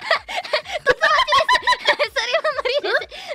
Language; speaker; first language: Japanese; non-native, fluent; Indonesian